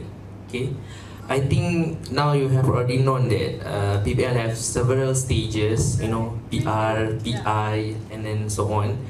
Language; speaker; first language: English; non-native, local second language; Malay